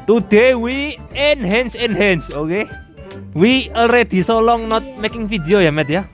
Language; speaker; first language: English; non-native, local second language; Indonesian